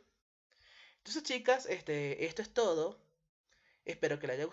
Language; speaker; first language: Spanish; native; Spanish